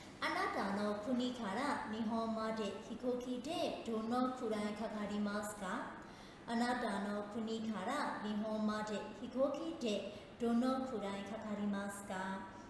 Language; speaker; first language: Japanese; non-native, fluent; Burmese